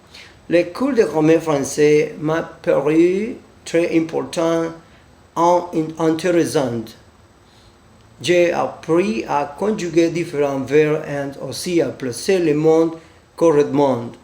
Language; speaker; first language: French; non-native, learner; Spanish